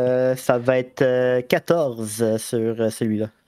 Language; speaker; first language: French; native; French